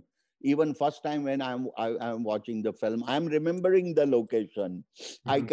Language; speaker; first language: English; non-native, local second language; Hindi